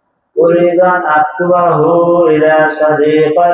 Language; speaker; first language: Arabic; non-native, learner; Bangla